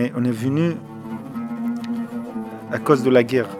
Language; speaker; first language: French; non-native, learner; Arabic